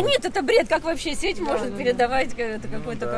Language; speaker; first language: Russian; native; Russian